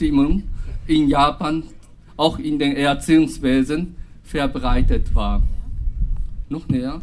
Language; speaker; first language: German; non-native, fluent; Japanese